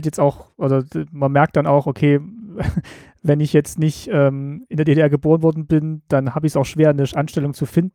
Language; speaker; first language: German; native; German